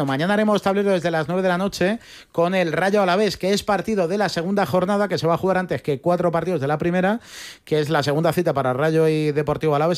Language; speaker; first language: Spanish; native; Spanish